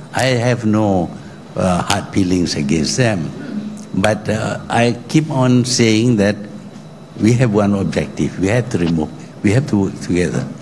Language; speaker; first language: English; non-native, local second language; Malay